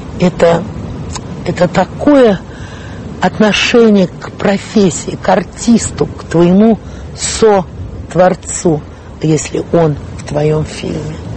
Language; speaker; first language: Russian; native; Russian